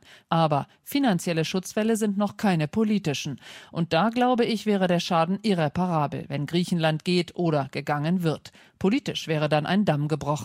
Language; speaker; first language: German; native; German